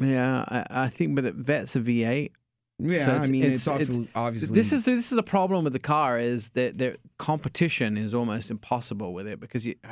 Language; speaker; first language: English; native; English